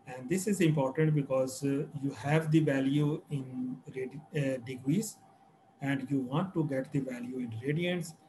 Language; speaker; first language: English; non-native, local second language; Urdu